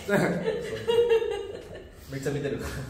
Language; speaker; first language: Japanese; non-native, fluent; Indonesian